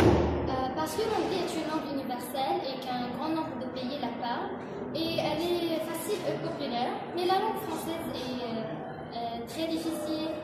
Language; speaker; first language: French; non-native, local second language; Arabic